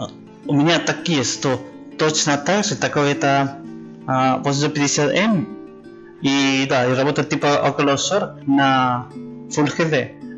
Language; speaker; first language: Russian; non-native, learner; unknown